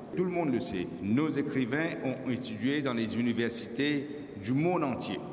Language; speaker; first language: French; non-native, local second language; Morisyen